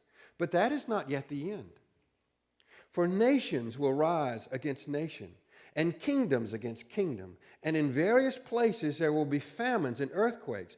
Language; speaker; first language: English; native; English